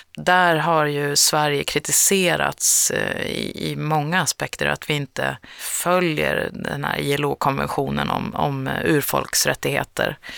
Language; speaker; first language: Swedish; native; Swedish